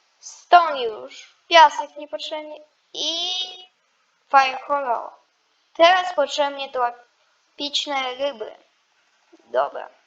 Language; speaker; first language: Polish; non-native, learner; Ukrainian